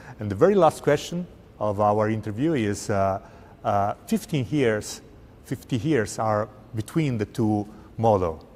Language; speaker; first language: English; non-native, fluent; Italian